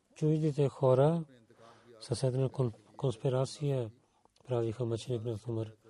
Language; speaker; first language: Bulgarian; non-native, learner; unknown